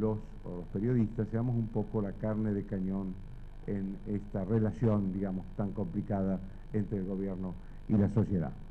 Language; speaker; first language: Spanish; native; Spanish